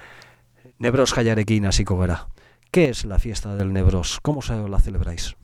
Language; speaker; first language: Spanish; native; Spanish